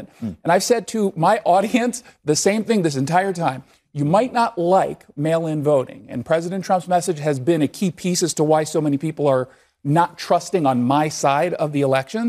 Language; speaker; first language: English; native; English